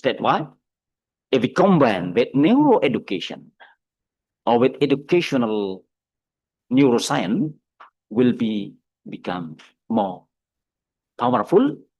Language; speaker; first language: English; non-native, fluent; Indonesian